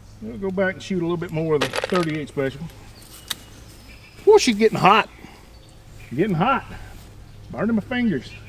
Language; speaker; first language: English; native; English